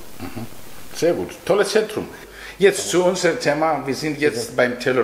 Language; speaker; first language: German; non-native, fluent; Greek